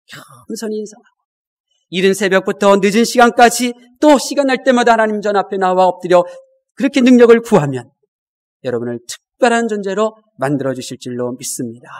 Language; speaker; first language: Korean; native; Korean